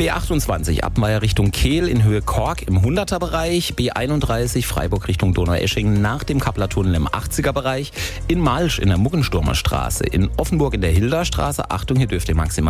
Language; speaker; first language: German; native; German